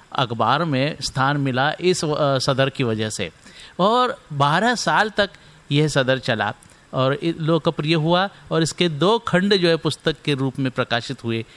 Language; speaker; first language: Hindi; non-native, local second language; Marathi